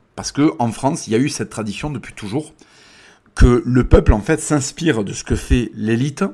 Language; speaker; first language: French; native; French